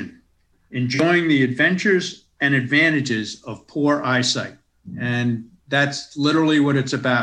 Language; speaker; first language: English; native; English